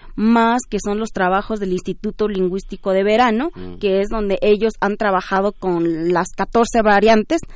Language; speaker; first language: Spanish; early bilingual, other home language; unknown